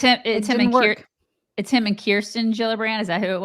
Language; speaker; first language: English; native; English